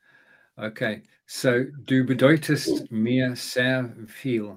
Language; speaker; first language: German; non-native, learner; English